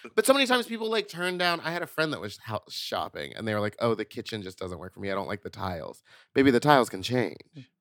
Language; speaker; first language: English; native; English